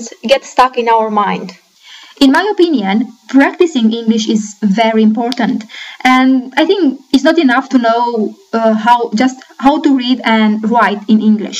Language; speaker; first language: English; non-native, fluent; Romanian